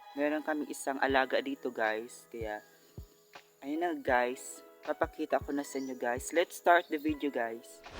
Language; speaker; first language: Filipino; non-native, local second language; Cebuano